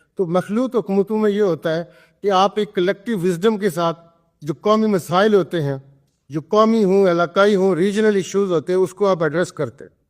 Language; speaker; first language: Urdu; non-native, local second language; Pahari-Potwari